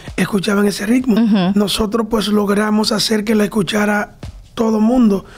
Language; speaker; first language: Spanish; native; Spanish